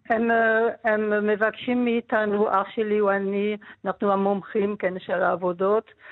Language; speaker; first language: Hebrew; non-native, fluent; French